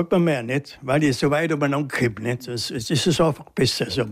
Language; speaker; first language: German; native; German